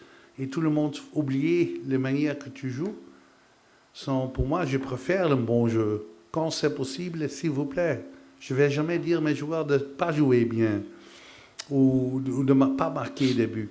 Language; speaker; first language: French; non-native, fluent; Dutch